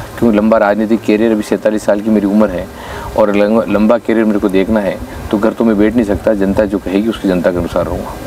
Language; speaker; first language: Hindi; native; Hindi